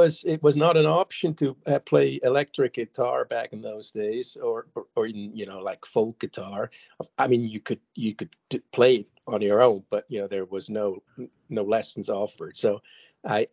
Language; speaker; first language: English; non-native, fluent; German